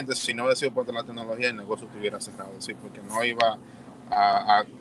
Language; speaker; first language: Spanish; early bilingual, heritage; Spanish